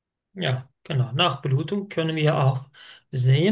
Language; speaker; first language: German; non-native, fluent; Turkish